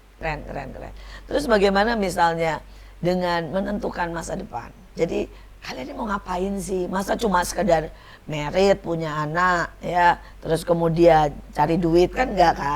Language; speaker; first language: Indonesian; native; Indonesian